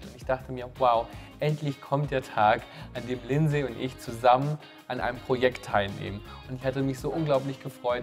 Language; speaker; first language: German; native; German